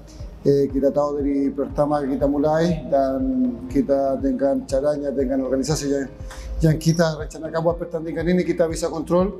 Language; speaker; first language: Indonesian; non-native, fluent; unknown